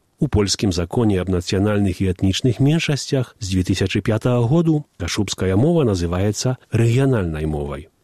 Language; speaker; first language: Belarusian; early bilingual, heritage; Belarusian